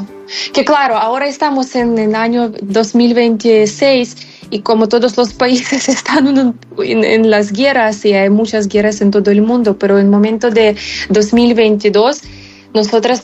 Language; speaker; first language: Spanish; non-native, fluent; Ukrainian